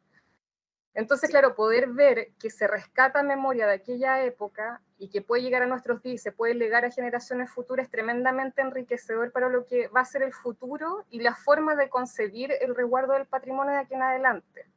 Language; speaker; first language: Spanish; native; Spanish